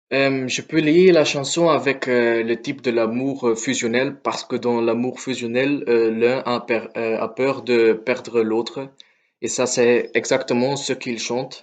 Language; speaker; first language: French; non-native, local second language; Dutch